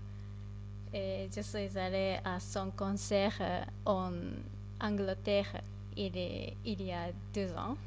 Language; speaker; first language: French; non-native, fluent; Japanese